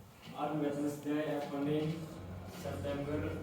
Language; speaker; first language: English; non-native, learner; Indonesian